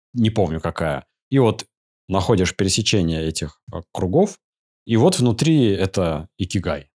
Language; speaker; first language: Russian; native; Russian